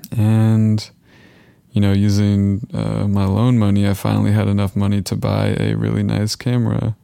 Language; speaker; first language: English; native; English